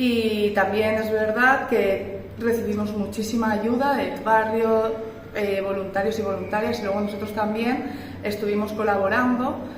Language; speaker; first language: Spanish; native; Spanish